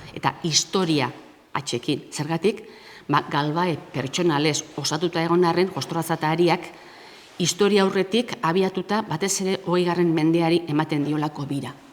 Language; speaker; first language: Basque; native; Basque